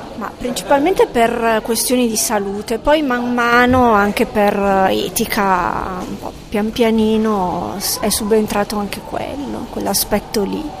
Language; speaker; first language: Italian; native; Italian